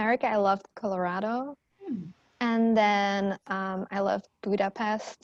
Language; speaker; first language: English; non-native, fluent; Dutch